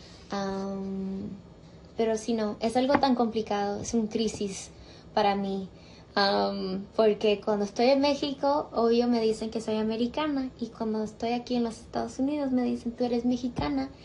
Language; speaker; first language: Spanish; early bilingual, heritage; Spanish